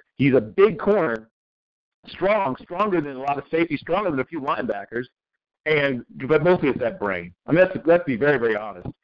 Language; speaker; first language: English; native; English